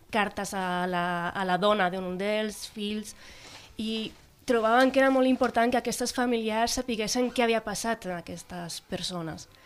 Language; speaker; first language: Catalan; non-native, local second language; Spanish